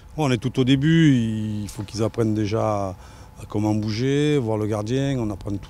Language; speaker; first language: French; native; French